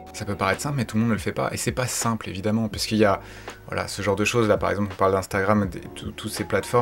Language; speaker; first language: French; native; French